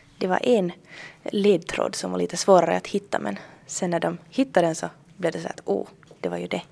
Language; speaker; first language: Swedish; native; Swedish